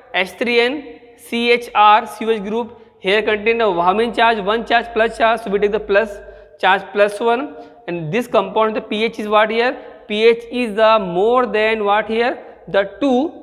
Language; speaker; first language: English; non-native, local second language; Hindi